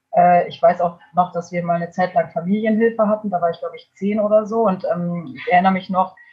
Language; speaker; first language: German; native; German